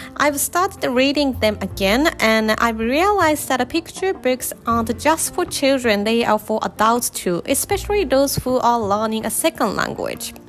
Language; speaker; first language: English; non-native, fluent; Japanese